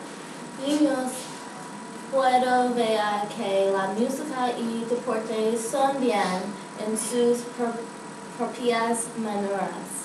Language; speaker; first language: Spanish; non-native, learner; English